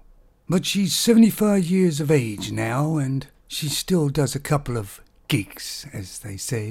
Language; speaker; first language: English; native; English